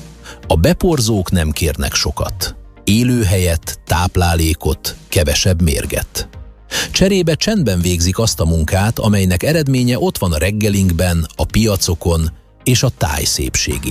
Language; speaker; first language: Hungarian; native; Hungarian